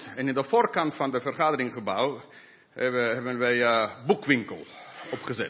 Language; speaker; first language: Dutch; non-native, fluent; English